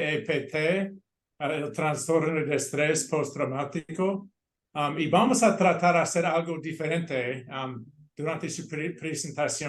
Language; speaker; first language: Spanish; non-native, fluent; English